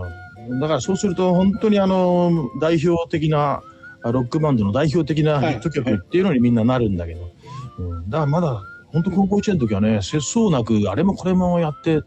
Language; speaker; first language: Japanese; native; Japanese